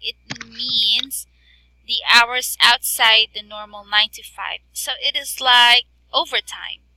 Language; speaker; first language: English; non-native, fluent; Filipino